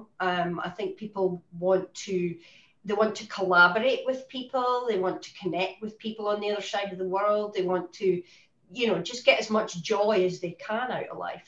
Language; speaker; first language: English; native; English